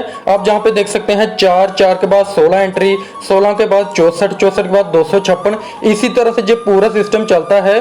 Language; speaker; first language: Hindi; native; Hindi